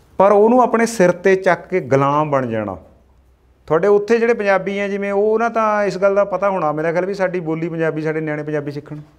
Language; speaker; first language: Punjabi; native; Punjabi